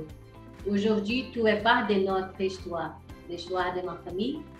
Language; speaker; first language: French; non-native, learner; Portuguese